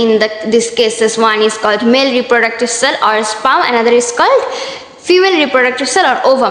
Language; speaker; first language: English; non-native, local second language; Bangla